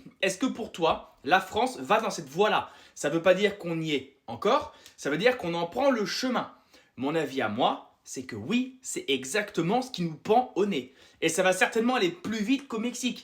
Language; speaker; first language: French; native; French